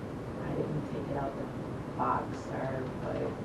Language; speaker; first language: English; native; English